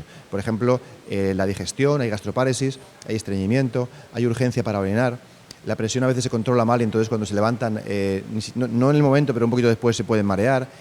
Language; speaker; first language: Spanish; native; Spanish